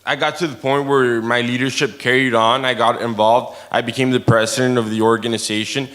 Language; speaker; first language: English; early bilingual, other home language; Spanish